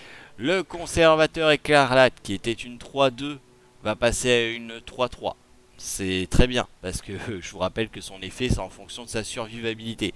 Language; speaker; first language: French; native; French